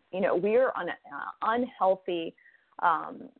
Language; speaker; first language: English; native; English